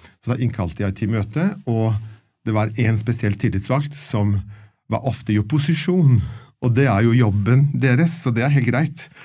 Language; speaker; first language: Norwegian; non-native, fluent; Italian